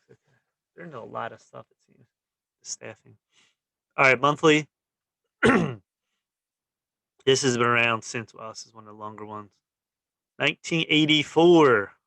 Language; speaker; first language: English; native; English